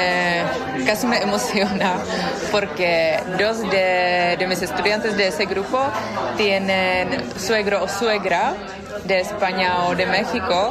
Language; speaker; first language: Spanish; non-native, fluent; Czech